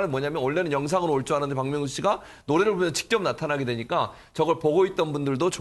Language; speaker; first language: Korean; native; Korean